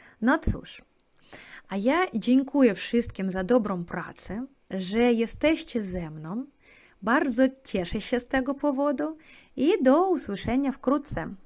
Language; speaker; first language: Polish; non-native, fluent; Russian